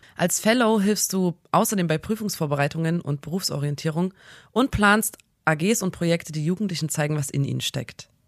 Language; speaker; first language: German; native; German